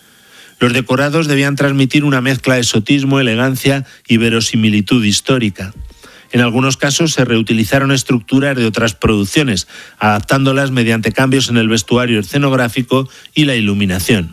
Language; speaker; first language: Spanish; native; Spanish